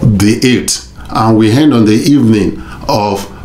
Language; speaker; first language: English; non-native, local second language; Yoruba